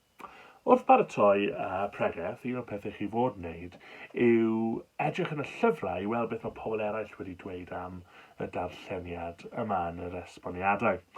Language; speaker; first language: Welsh; native; Welsh